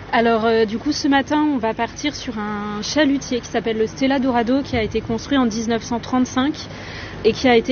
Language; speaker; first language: French; native; French